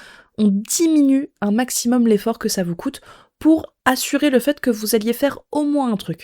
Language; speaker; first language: French; native; French